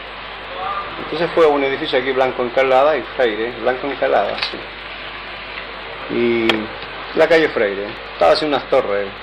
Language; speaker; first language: Spanish; native; Spanish